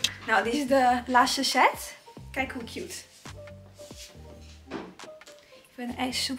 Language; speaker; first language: Dutch; non-native, learner; Italian